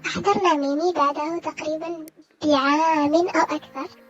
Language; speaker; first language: Arabic; native; Arabic